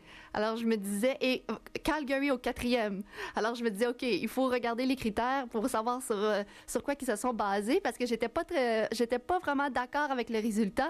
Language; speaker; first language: French; native; French